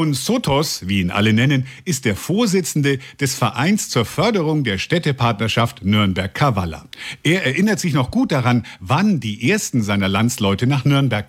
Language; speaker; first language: German; native; German